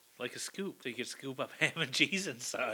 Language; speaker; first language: English; native; English